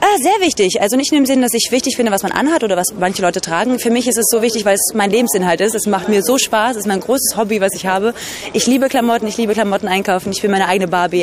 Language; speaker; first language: German; native; German